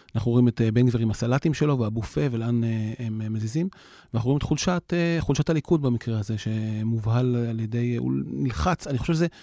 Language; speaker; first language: Hebrew; native; Hebrew